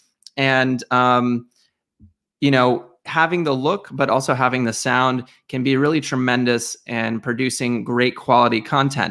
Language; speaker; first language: English; native; English